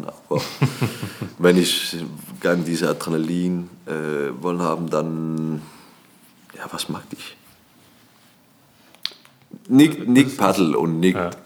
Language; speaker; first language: German; non-native, learner; Danish